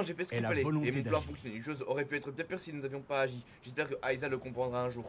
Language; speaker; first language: French; native; French